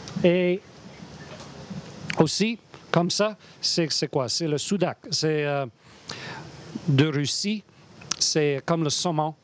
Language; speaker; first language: French; non-native, learner; English